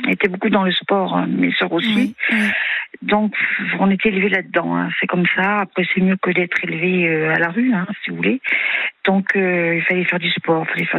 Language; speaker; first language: French; native; French